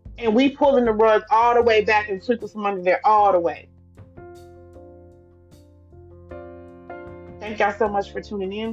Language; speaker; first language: English; native; English